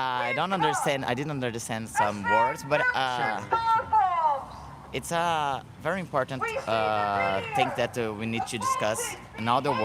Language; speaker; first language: English; non-native, learner; Portuguese